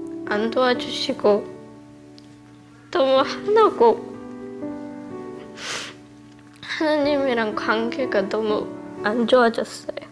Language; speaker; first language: Korean; early bilingual, heritage; Korean